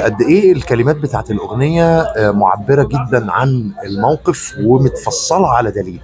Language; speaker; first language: Arabic; native; Arabic